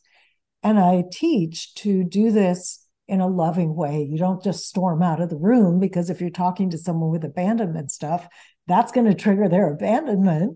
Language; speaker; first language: English; early bilingual, other home language; Spanish